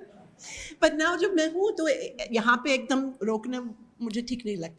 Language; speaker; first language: Hindi; non-native, learner; English